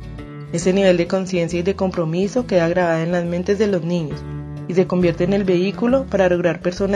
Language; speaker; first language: Spanish; native; Spanish